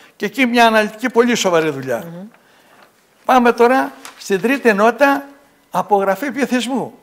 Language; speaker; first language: Greek; native; Greek